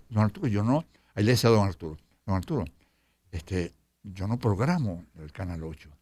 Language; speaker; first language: Spanish; native; Spanish